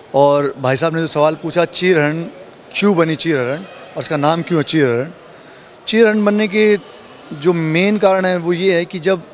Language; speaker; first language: Hindi; native; Hindi